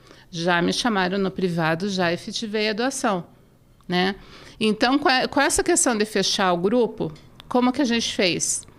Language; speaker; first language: Portuguese; native; Portuguese